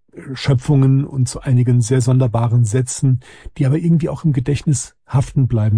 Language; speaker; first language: German; native; German